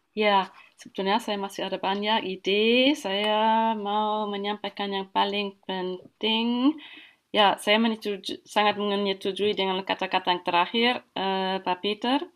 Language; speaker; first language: Indonesian; non-native, fluent; German